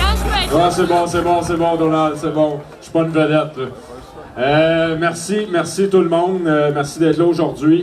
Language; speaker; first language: French; native; French